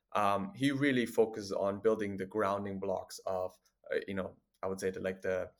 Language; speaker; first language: English; non-native, fluent; German